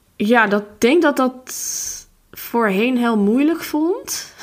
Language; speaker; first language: Dutch; non-native, fluent; Albanian